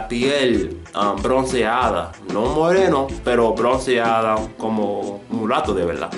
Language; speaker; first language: Spanish; non-native, fluent; English